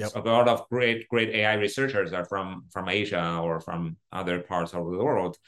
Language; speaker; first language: English; non-native, fluent; Chinese